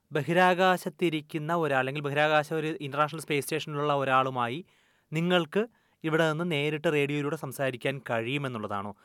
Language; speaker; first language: Malayalam; native; Malayalam